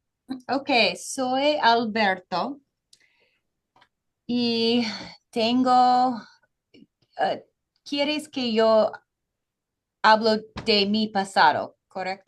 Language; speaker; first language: Spanish; non-native, fluent; English